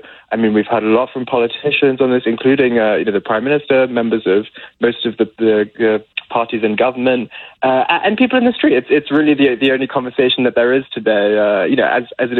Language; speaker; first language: English; native; English